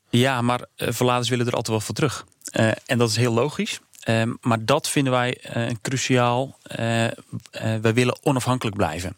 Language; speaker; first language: Dutch; native; Dutch